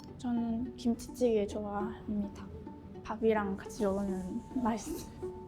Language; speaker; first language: Korean; early bilingual, other home language; Lao